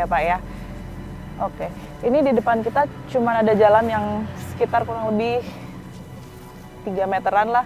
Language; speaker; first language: Indonesian; native; Indonesian